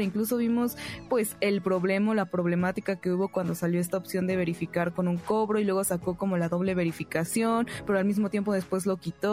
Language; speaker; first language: Spanish; native; Spanish